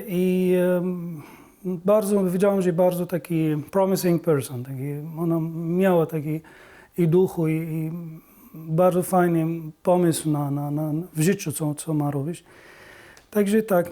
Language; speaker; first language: Polish; non-native, learner; Arabic